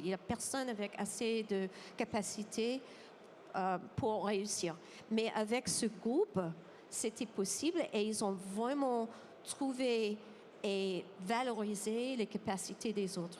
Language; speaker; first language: French; non-native, fluent; English